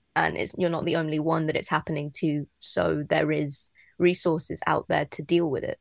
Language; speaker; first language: English; native; English